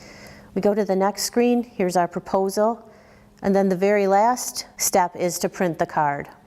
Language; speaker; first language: English; native; English